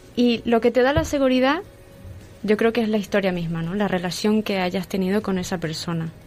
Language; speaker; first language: Spanish; native; Spanish